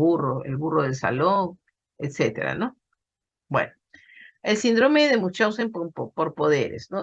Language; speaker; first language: Spanish; native; Spanish